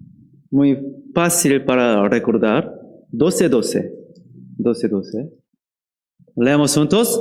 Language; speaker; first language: Spanish; non-native, fluent; Korean